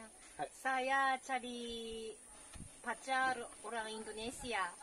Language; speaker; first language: Indonesian; non-native, learner; Japanese